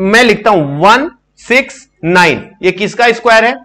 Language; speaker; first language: Hindi; native; Hindi